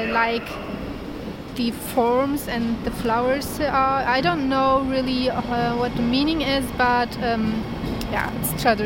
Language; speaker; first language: English; non-native, learner; Turkish